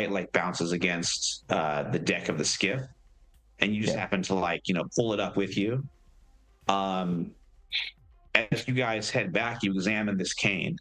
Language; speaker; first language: English; native; English